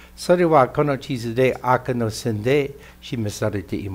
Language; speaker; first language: Japanese; non-native, fluent; English